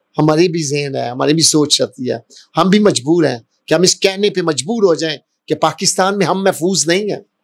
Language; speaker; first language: Urdu; non-native, local second language; Punjabi